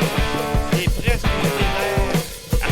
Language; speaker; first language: French; native; French